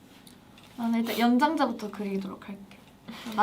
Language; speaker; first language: Korean; native; Korean